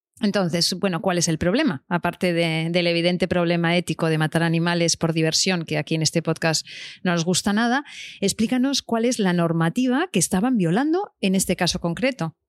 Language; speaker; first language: Spanish; native; Spanish